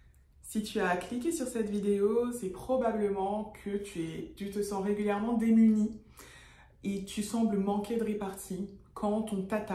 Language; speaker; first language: French; native; French